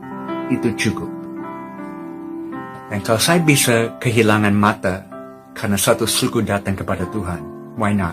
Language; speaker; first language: Indonesian; non-native, fluent; English